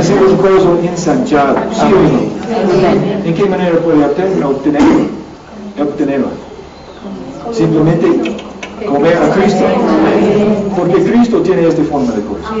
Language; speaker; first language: Spanish; non-native, learner; English